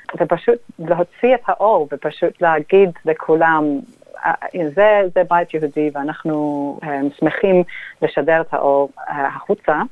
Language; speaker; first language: Hebrew; non-native, fluent; English